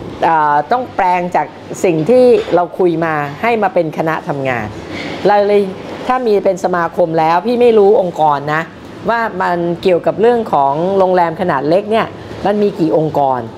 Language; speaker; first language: Thai; native; Thai